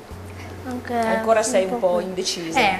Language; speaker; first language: Italian; native; Italian